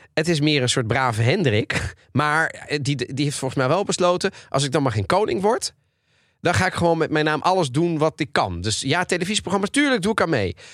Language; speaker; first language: Dutch; early bilingual, other home language; Italian